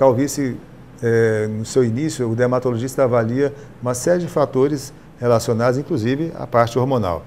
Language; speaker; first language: Portuguese; native; Portuguese